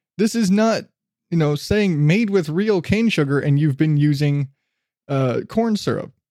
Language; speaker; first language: English; native; English